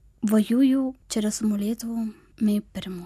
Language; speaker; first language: Ukrainian; non-native, fluent; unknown